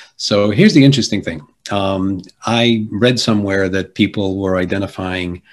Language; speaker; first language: English; early bilingual, other home language; Polish